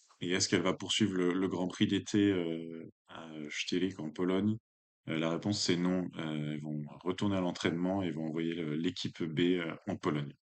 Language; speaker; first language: French; native; French